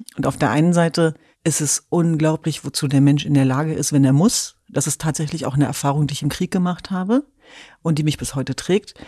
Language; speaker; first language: German; early bilingual, other home language; Kurdish